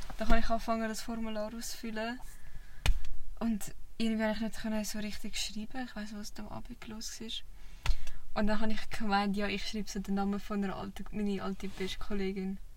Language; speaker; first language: German; early bilingual, other home language; Vietnamese